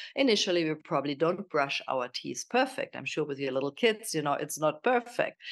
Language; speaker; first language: English; non-native, fluent; German